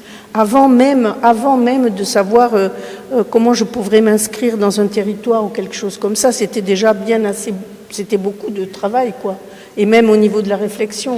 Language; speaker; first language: French; early bilingual, other home language; Spanish